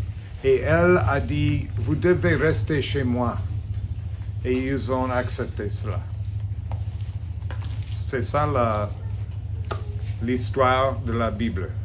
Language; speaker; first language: French; non-native, fluent; English